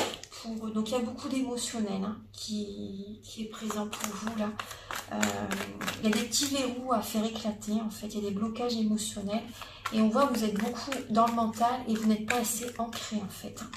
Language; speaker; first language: French; native; French